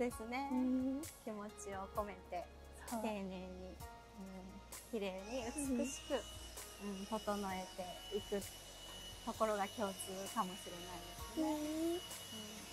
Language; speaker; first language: Japanese; native; Japanese